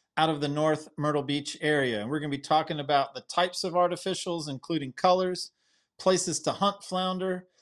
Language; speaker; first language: English; native; English